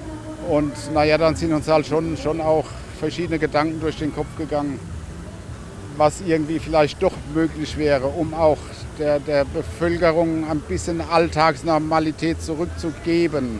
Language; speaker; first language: German; native; German